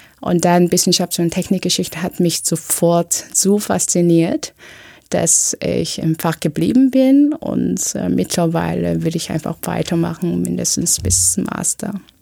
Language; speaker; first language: German; non-native, fluent; Korean